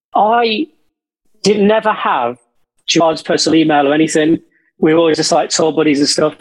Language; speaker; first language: English; native; English